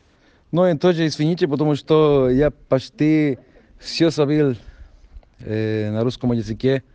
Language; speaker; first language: Russian; non-native, learner; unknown